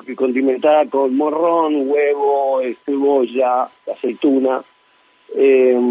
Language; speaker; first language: Spanish; native; Spanish